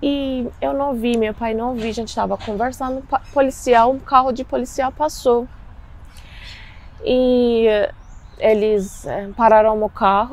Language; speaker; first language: Portuguese; non-native, learner; Persian